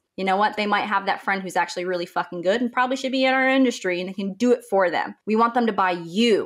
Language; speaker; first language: English; native; English